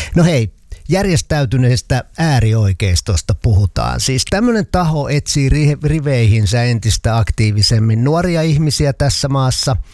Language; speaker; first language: Finnish; native; Finnish